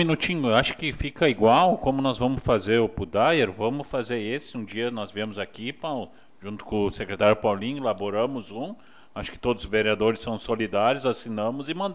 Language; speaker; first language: Portuguese; native; Portuguese